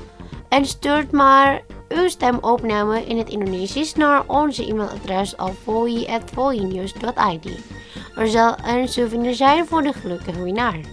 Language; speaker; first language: Dutch; non-native, learner; Indonesian